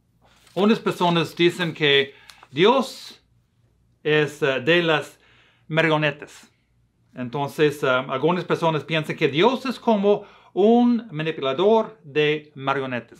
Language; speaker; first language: Spanish; non-native, fluent; English